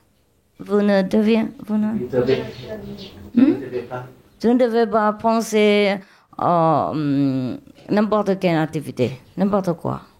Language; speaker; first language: French; non-native, learner; Chinese